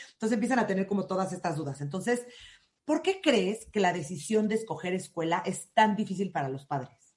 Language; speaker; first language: Spanish; native; Spanish